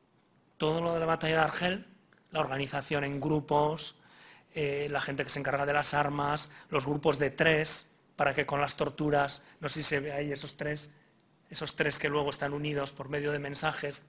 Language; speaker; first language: Spanish; native; Spanish